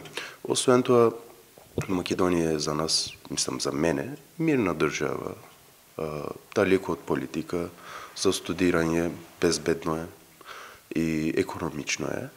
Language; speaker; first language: Macedonian; non-native, fluent; Turkish